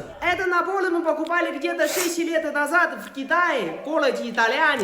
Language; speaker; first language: Russian; non-native, learner; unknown